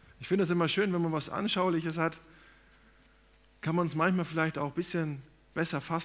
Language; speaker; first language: German; native; German